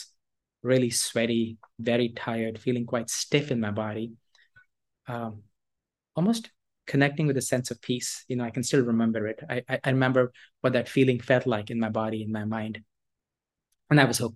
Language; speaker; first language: English; non-native, local second language; Hindi